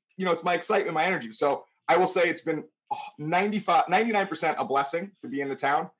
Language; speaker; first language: English; native; English